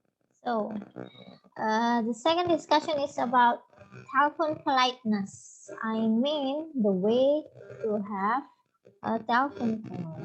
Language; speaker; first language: English; non-native, fluent; Indonesian